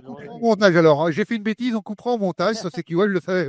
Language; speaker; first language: French; native; French